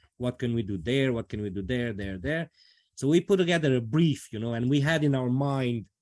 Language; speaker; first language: English; non-native, fluent; Romanian